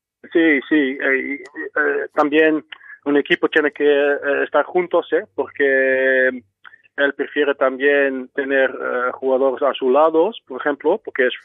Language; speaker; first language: Spanish; non-native, fluent; Dutch